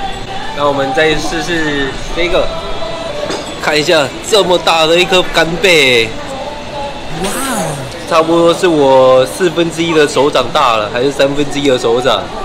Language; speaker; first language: Chinese; native; Chinese